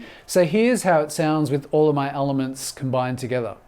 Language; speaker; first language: English; native; English